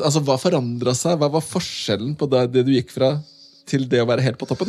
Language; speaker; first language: Norwegian; native; Norwegian